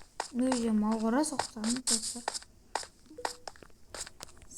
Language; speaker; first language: Kazakh; native; Kazakh